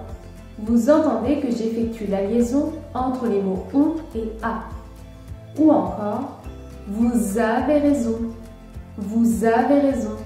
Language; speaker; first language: French; native; French